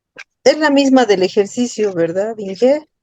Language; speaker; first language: Spanish; native; Spanish